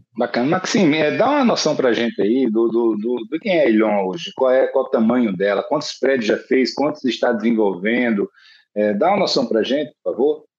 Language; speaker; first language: Portuguese; native; Portuguese